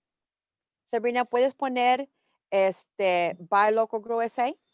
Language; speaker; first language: Spanish; early bilingual, heritage; English